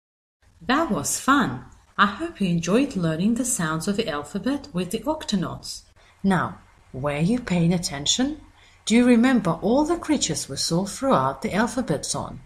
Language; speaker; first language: English; native; English